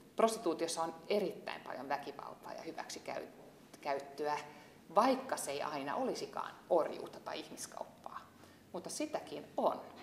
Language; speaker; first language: Finnish; non-native, local second language; Swedish